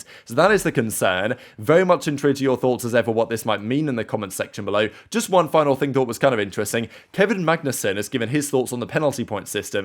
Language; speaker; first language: English; native; English